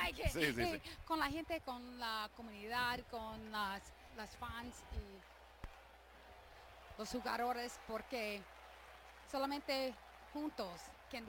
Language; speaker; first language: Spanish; non-native, learner; English